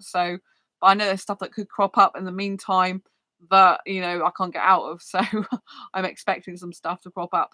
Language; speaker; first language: English; native; English